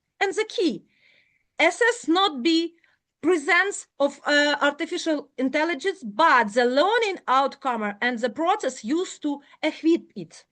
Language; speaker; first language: English; non-native, learner; Ukrainian